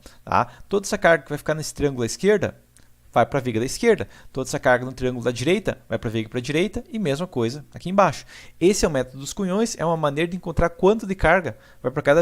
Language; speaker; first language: Portuguese; native; Portuguese